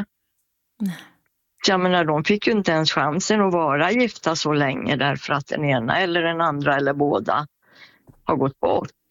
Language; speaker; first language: Swedish; native; Swedish